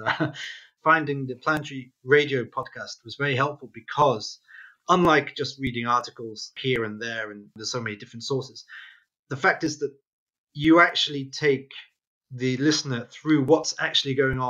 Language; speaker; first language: English; native; English